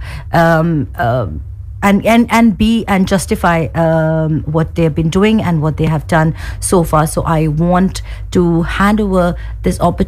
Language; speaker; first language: English; non-native, local second language; Hindi